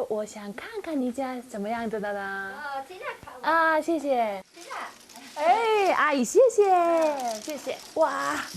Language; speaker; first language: Chinese; non-native, learner; Korean